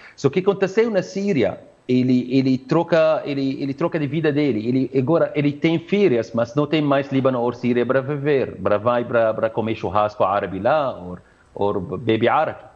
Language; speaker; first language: Portuguese; non-native, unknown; Arabic